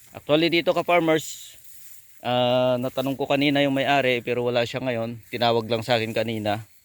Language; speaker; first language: Filipino; non-native, local second language; Iloko